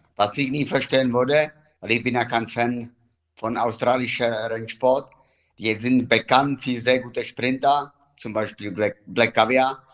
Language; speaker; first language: German; non-native, fluent; Czech